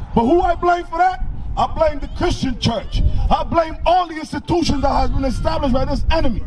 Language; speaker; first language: English; early bilingual, other home language; Spanish